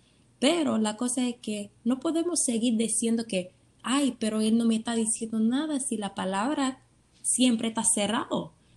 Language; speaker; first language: Spanish; early bilingual, heritage; Spanish